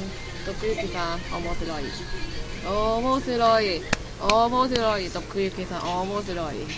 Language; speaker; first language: Japanese; non-native, learner; Chinese